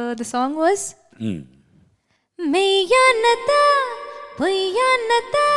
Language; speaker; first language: Tamil; non-native, local second language; Malayalam